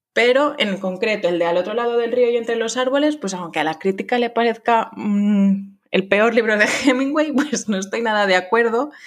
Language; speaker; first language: Spanish; non-native, fluent; French